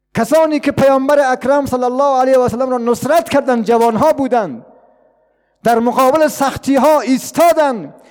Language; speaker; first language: Persian; non-native, local second language; Baluchi